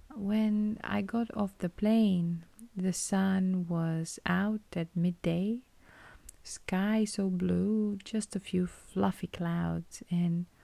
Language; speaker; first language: English; non-native, fluent; Romanian